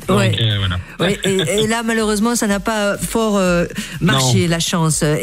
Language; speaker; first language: French; native; French